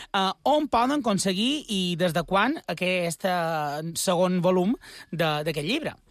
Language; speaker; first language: Catalan; native; Catalan